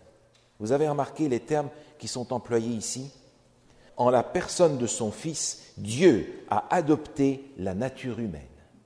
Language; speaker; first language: French; native; French